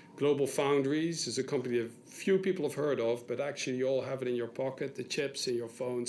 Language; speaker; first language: English; non-native, fluent; Dutch